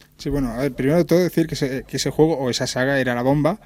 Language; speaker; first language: Spanish; native; Spanish